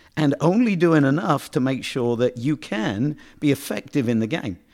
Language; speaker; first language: English; native; English